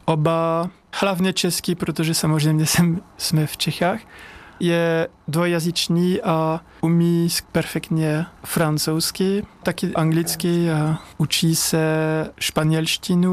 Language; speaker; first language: Czech; non-native, learner; French